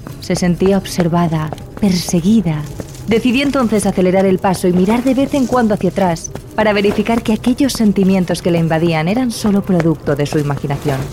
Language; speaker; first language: Spanish; native; Spanish